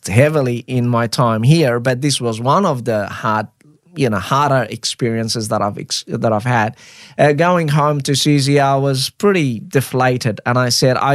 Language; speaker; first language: English; non-native, fluent; Arabic